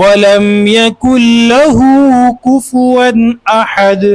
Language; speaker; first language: Hindi; native; Hindi